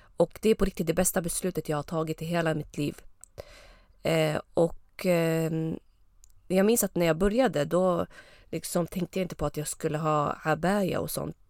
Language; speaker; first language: Swedish; early bilingual, other home language; Arabic